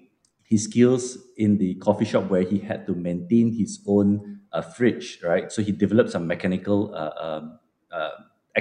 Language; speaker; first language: English; non-native, local second language; Min Nan Chinese